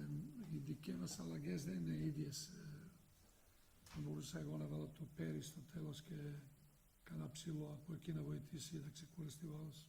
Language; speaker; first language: Greek; non-native, fluent; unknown